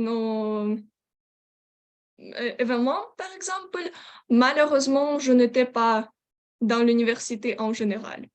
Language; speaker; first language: French; non-native, learner; Ukrainian